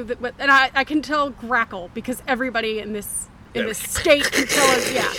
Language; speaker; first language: English; native; English